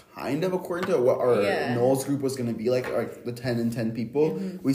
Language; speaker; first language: English; native; English